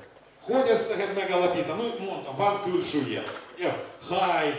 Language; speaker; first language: Hungarian; non-native, learner; Russian